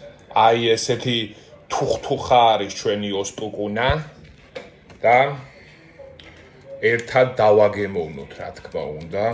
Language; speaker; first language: Georgian; native; Georgian